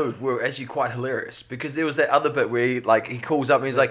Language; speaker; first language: English; native; English